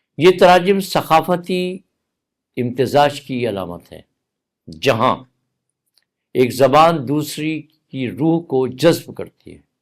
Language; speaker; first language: Urdu; native; Urdu